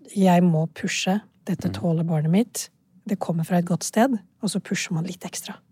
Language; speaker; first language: Norwegian; early bilingual, other home language; Urdu